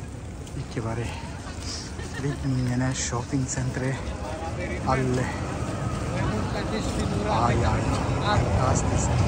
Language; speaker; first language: Norwegian; non-native, fluent; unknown